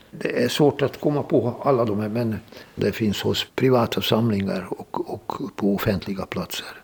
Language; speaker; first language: Swedish; non-native, fluent; Hungarian